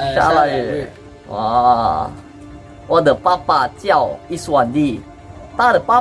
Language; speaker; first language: Chinese; non-native, learner; Malay